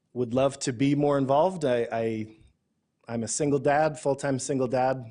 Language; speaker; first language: English; native; English